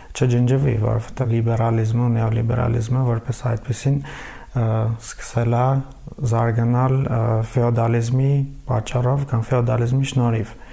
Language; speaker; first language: Armenian; native; Armenian